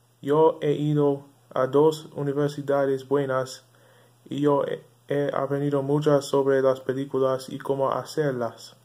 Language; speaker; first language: Spanish; non-native, learner; English